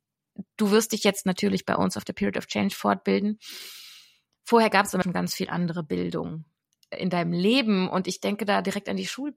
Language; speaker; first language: German; native; German